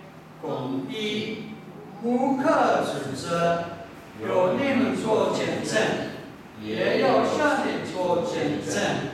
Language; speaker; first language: Chinese; non-native, learner; English